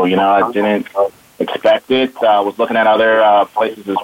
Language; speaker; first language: English; native; English